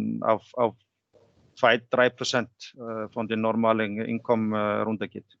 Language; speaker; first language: German; non-native, fluent; Icelandic